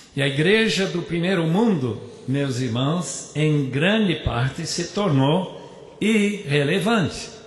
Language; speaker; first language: Portuguese; non-native, fluent; English